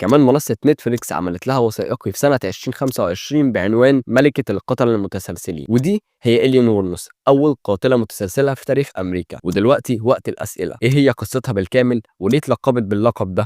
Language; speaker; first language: Arabic; native; Arabic